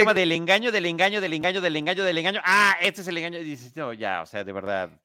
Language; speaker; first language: Spanish; native; Spanish